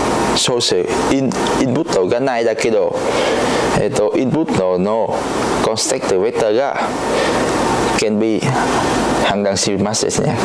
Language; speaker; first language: Japanese; non-native, learner; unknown